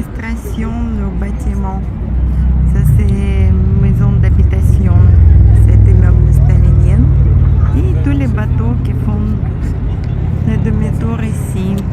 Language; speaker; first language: French; non-native, fluent; Russian